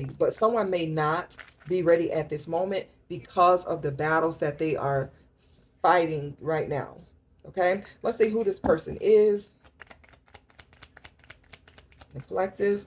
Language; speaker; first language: English; native; English